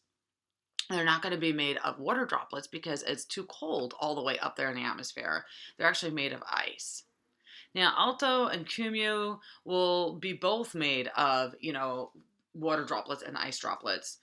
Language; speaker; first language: English; native; English